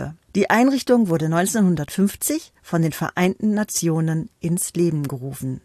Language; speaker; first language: German; native; German